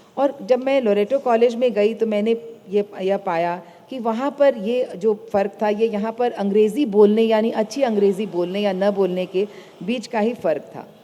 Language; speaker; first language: Hindi; native; Hindi